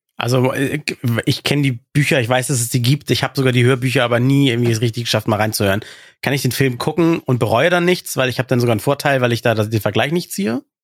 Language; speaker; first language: German; early bilingual, other home language; Russian